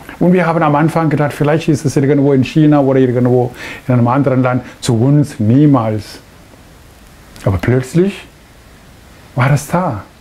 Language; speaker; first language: German; non-native, fluent; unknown